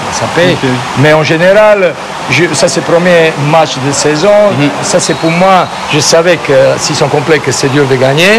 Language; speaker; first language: French; non-native, fluent; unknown